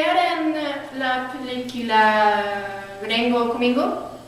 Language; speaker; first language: Spanish; non-native, learner; English